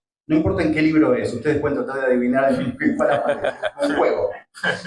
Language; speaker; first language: Spanish; native; Spanish